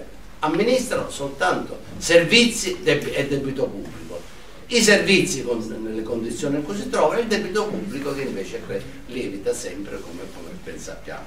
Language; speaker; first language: Italian; native; Italian